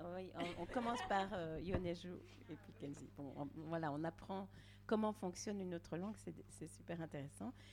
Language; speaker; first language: French; native; French